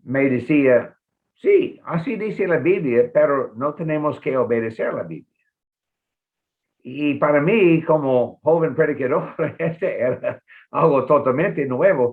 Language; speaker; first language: Spanish; non-native, fluent; English